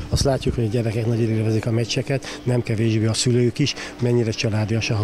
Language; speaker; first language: Hungarian; native; Hungarian